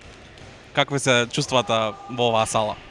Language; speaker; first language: Macedonian; native; Macedonian